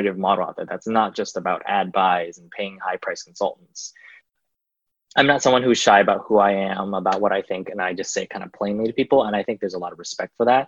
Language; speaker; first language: English; native; English